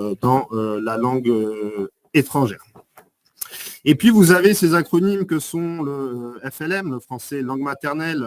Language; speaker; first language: French; native; French